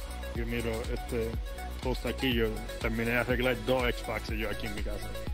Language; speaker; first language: Spanish; early bilingual, heritage; Spanish